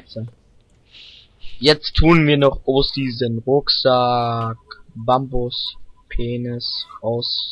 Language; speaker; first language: German; native; German